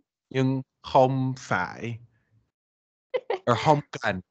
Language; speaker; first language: Vietnamese; non-native, learner; English